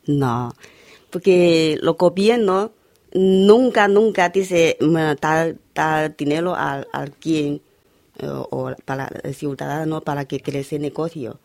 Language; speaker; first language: Spanish; non-native, learner; Chinese